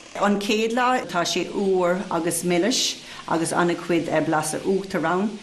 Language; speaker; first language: Irish; non-native, local second language; English